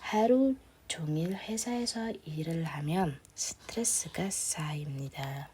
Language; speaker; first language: Korean; non-native, fluent; Indonesian